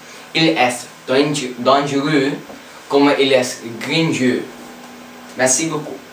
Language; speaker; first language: French; non-native, learner; English